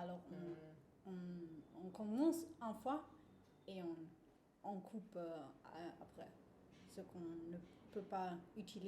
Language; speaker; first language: French; non-native, fluent; German